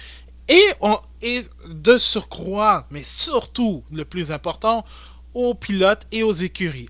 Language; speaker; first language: French; native; French